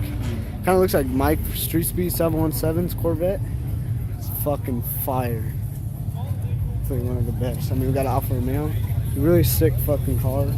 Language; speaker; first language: English; native; English